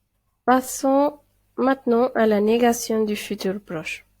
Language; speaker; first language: French; non-native, fluent; Spanish